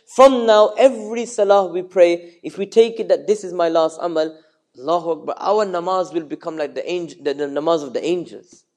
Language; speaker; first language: English; early bilingual, other home language; Urdu